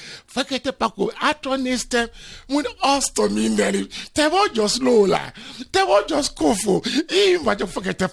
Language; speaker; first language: Hungarian; non-native, fluent; Yoruba